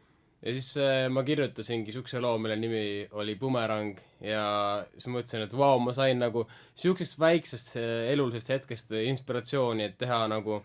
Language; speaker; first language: Estonian; native; Estonian